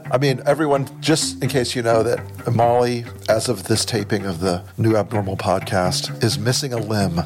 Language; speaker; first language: English; native; English